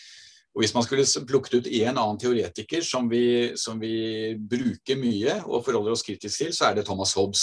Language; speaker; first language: Norwegian; native; Norwegian